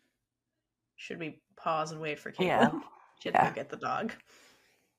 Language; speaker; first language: English; native; English